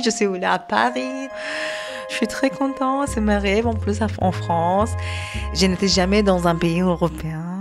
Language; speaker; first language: French; non-native, learner; Persian